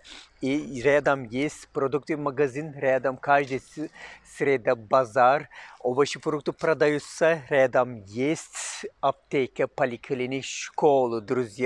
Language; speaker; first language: Russian; non-native, learner; Turkish